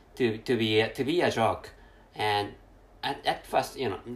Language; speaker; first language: English; non-native, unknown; Japanese